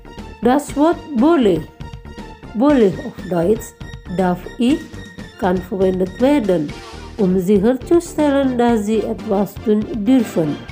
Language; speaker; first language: German; non-native, fluent; Indonesian